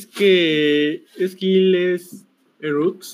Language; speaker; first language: French; non-native, learner; Spanish